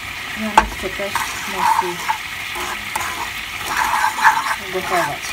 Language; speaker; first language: Polish; non-native, fluent; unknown